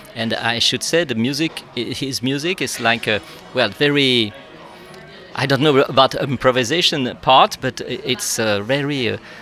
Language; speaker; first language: English; non-native, fluent; French